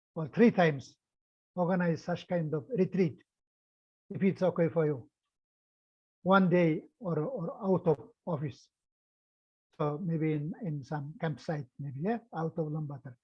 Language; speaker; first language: English; non-native, learner; Mongolian